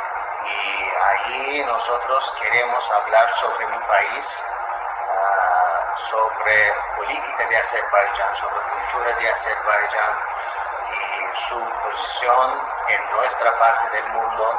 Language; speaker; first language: Spanish; non-native, fluent; Azerbaijani